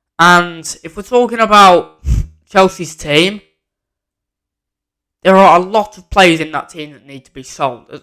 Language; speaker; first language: English; native; English